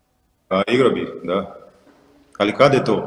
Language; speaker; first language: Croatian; non-native, fluent; Portuguese